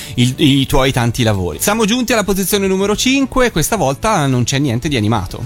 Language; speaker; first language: Italian; native; Italian